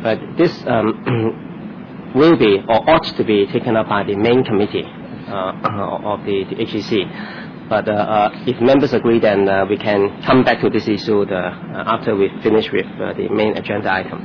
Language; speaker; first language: English; non-native, local second language; Cantonese